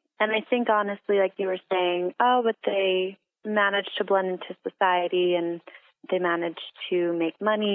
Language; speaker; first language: English; native; English